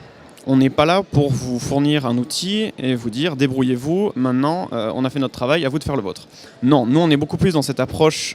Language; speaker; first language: French; native; French